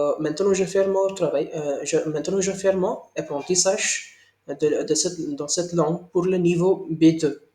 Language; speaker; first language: French; non-native, learner; Hindi